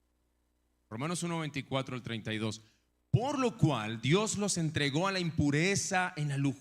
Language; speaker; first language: Spanish; native; Spanish